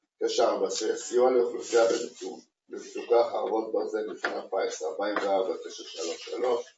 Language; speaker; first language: Hebrew; non-native, local second language; Arabic